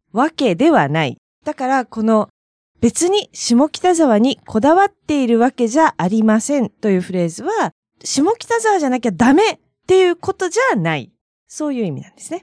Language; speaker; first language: Japanese; native; Japanese